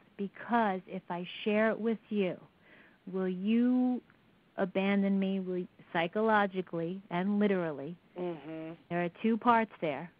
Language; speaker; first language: English; native; English